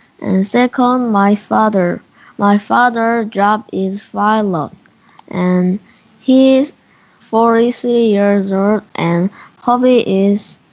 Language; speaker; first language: English; non-native, learner; Korean